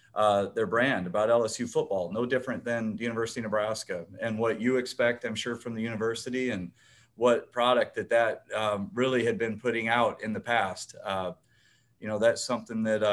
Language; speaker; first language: English; native; English